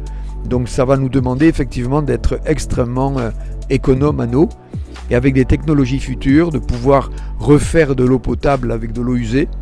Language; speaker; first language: French; native; French